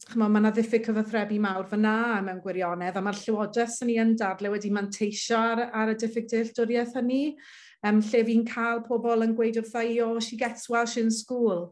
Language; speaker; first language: Welsh; native; Welsh